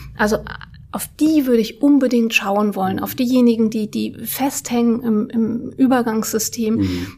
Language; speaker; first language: German; early bilingual, other home language; Russian